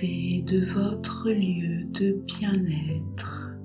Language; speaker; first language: French; native; French